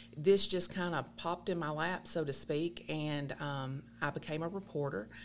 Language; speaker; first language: English; native; English